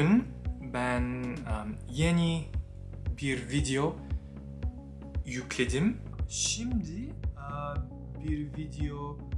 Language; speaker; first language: Turkish; non-native, learner; English